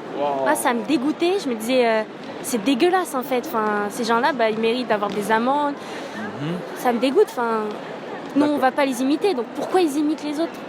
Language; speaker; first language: French; early bilingual, other home language; Arabic